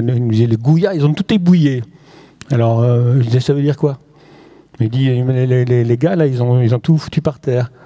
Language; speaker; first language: French; non-native, local second language; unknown